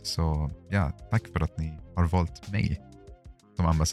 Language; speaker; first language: Swedish; non-native, fluent; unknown